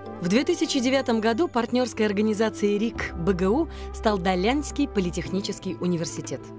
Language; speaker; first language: Russian; native; Russian